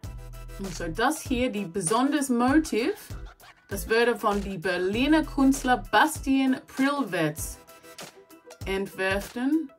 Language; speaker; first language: German; non-native, learner; English